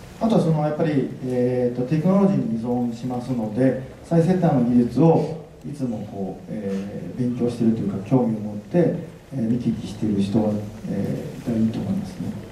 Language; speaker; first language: Japanese; native; Japanese